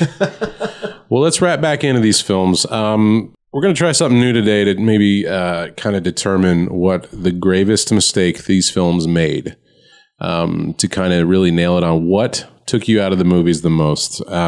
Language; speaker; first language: English; native; English